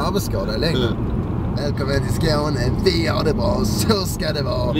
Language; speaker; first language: Swedish; native; Swedish